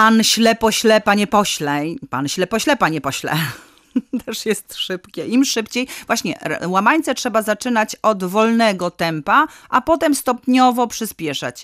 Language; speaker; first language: Polish; native; Polish